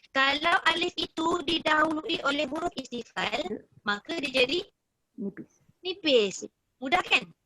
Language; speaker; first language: Malay; native; Malay